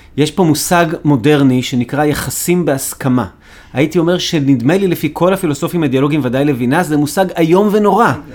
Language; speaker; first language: Hebrew; native; Hebrew